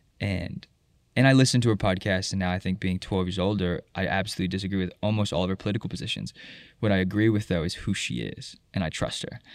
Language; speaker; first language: English; native; English